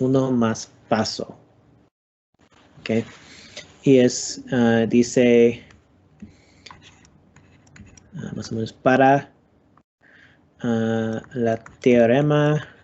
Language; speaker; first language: Spanish; non-native, learner; English